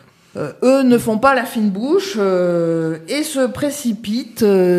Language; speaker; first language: French; native; French